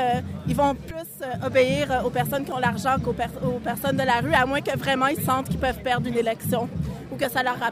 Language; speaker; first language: French; native; French